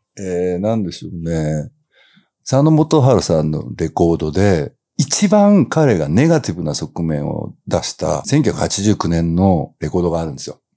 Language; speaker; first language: Japanese; native; Japanese